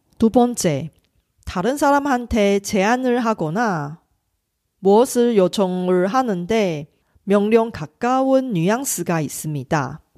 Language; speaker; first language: Korean; non-native, fluent; Chinese